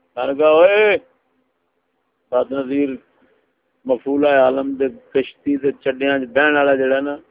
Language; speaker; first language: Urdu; non-native, local second language; Punjabi